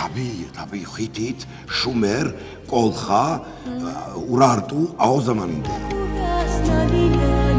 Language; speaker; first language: Turkish; non-native, learner; Georgian